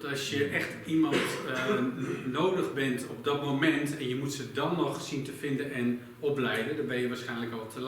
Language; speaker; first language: Dutch; native; Dutch